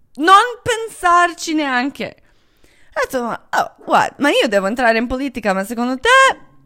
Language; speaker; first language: Italian; non-native, fluent; Croatian